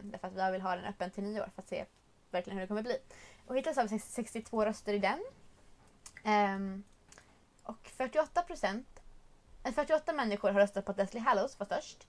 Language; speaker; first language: Swedish; native; Swedish